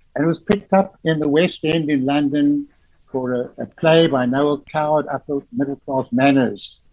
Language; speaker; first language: English; native; English